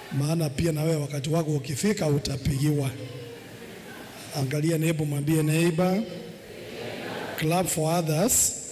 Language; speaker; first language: Swahili; non-native, local second language; Gusii